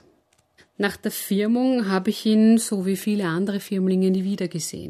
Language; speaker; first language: German; native; German